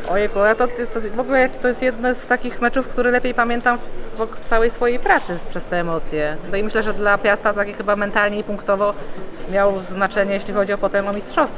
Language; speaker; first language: Polish; native; Polish